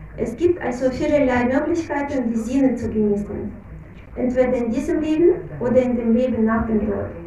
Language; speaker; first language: German; non-native, fluent; Russian